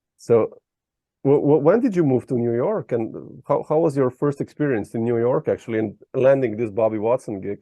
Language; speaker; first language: English; non-native, fluent; Slovenian